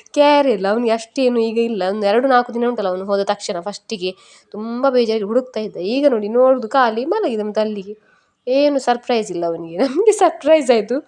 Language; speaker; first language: Kannada; native; Kannada